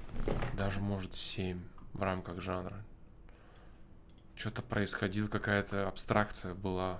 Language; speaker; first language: Russian; native; Russian